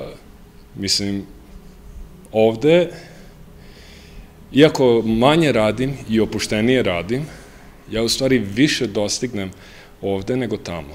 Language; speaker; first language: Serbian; early bilingual, heritage; Serbian